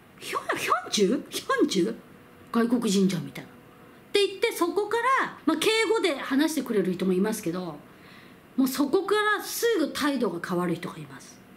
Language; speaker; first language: Japanese; non-native, fluent; Korean